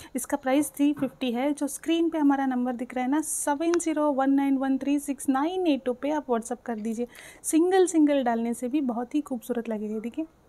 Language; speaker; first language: Hindi; non-native, local second language; Telugu